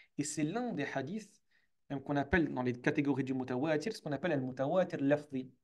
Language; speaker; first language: French; native; French